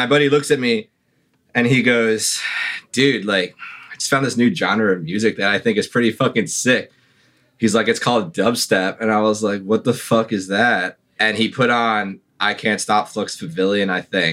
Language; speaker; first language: English; native; English